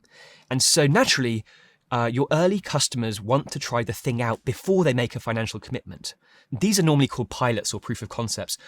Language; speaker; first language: English; native; English